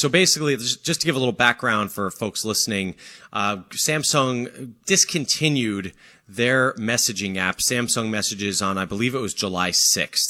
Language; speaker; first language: English; native; English